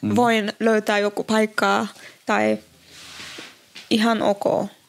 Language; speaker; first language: Finnish; non-native, learner; Uzbek